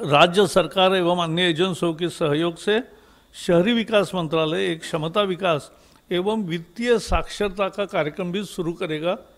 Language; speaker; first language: Hindi; non-native, local second language; Marathi